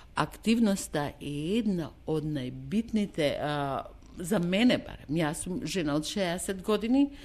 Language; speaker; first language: Macedonian; native; Macedonian